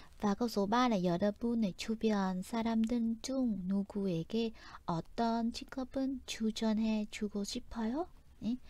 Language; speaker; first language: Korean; non-native, fluent; Vietnamese